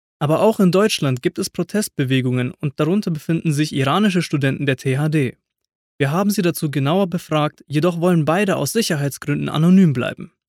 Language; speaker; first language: German; native; German